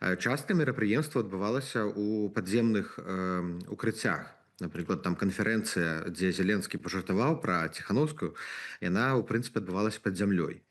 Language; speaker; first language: Belarusian; native; Belarusian